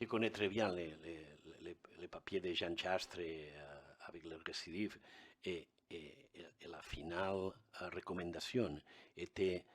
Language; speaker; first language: French; non-native, learner; Catalan